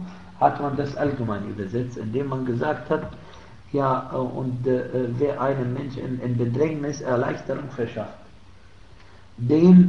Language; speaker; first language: German; non-native, fluent; Arabic